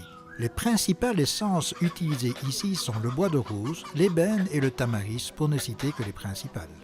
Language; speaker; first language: French; native; French